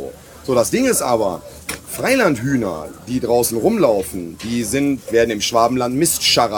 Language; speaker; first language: German; native; German